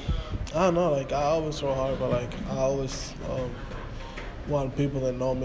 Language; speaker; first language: English; non-native, fluent; Spanish